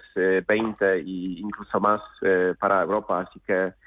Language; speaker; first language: Spanish; non-native, fluent; Polish